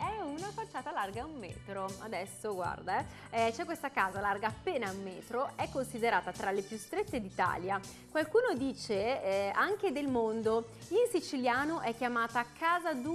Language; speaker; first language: Italian; native; Italian